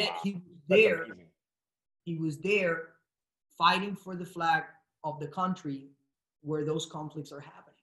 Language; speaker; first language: English; non-native, fluent; Spanish